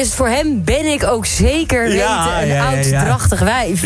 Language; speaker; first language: Dutch; native; Dutch